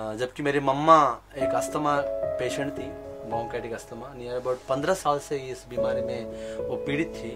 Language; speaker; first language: Hindi; non-native, local second language; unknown